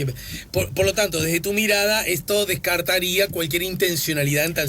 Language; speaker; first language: Spanish; native; Spanish